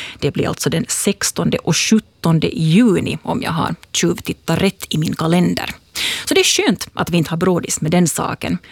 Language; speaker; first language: Swedish; native; Swedish